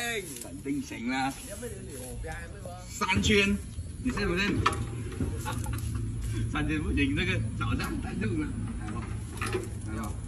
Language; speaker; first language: Chinese; non-native, local second language; Cantonese